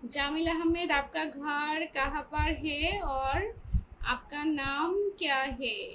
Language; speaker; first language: Hindi; non-native, learner; Bangla